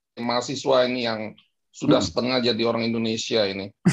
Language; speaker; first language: Indonesian; native; Indonesian